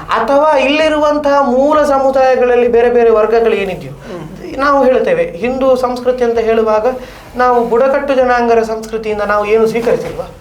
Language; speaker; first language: Kannada; non-native, local second language; Tulu